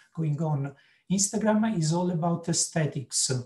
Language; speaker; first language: English; non-native, fluent; Italian